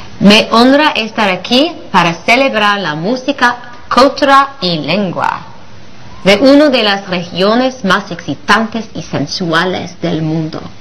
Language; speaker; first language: Spanish; non-native, learner; English